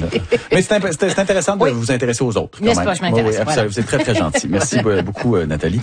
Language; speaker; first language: French; native; French